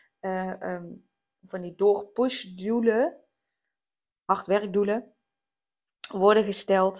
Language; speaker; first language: Dutch; native; Dutch